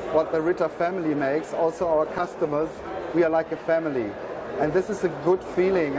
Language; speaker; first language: English; non-native, fluent; German